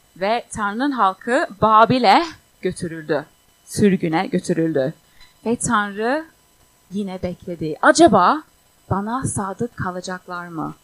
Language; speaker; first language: Turkish; non-native, fluent; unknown